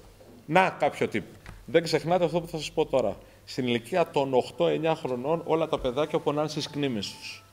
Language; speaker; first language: Greek; native; Greek